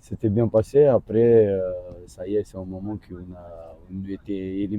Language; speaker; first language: French; non-native, learner; Romanian